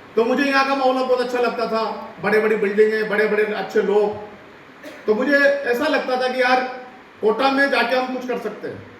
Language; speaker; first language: Hindi; non-native, local second language; Rajasthani